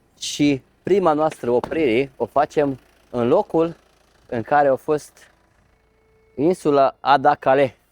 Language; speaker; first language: Romanian; native; Romanian